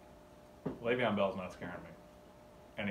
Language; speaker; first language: English; native; English